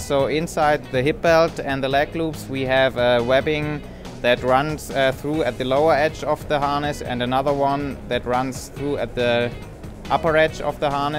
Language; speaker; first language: English; non-native, fluent; German